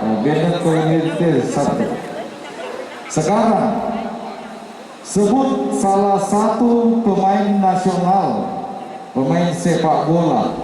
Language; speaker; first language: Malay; non-native, local second language; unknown